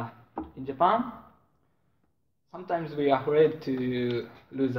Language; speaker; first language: English; non-native, learner; Japanese